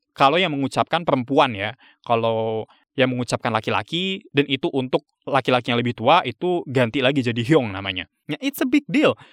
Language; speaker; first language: Indonesian; native; Indonesian